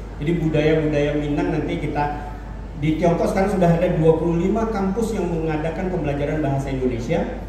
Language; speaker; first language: Indonesian; native; Indonesian